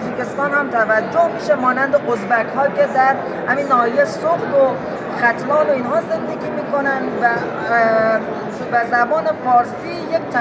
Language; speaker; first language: Persian; native; Persian